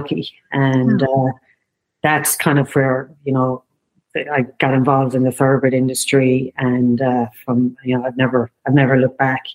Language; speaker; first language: English; native; English